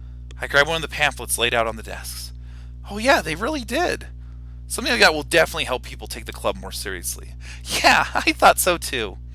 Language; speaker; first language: English; native; English